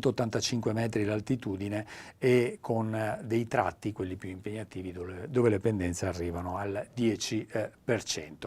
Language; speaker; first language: Italian; native; Italian